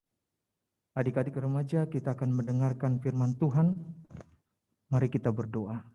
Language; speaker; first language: Indonesian; native; Indonesian